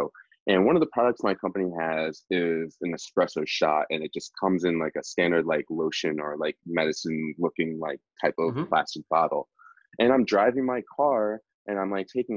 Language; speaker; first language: English; native; English